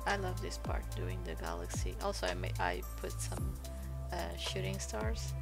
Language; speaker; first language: English; non-native, fluent; Portuguese